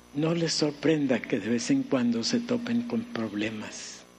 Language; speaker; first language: Spanish; native; Spanish